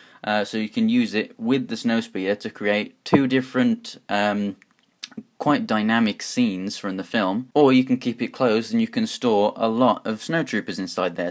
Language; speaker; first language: English; native; English